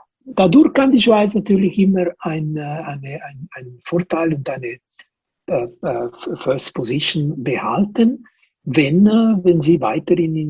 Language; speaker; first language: German; non-native, local second language; Italian